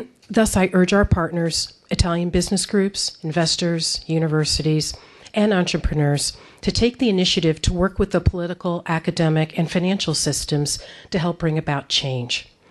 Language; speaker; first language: English; native; English